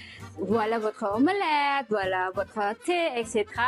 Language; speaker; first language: French; non-native, fluent; Indonesian